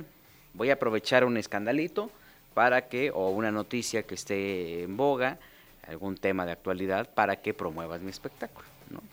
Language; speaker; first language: Spanish; native; Spanish